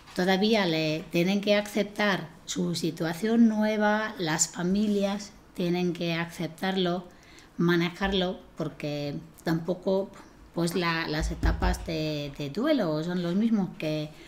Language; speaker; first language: Spanish; non-native, fluent; Estonian